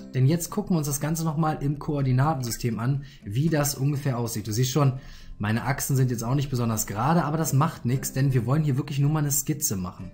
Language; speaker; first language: German; native; German